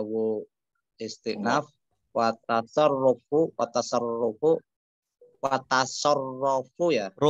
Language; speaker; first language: Arabic; non-native, learner; Indonesian